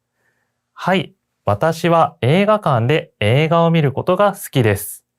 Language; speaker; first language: Japanese; non-native, fluent; Korean